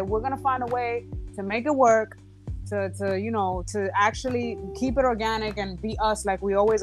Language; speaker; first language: English; early bilingual, other home language; Spanish